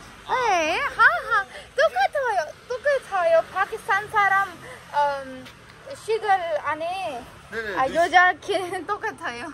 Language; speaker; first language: Korean; non-native, learner; Urdu